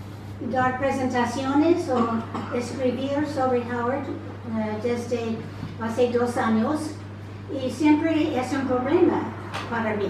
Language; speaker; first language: Spanish; non-native, fluent; English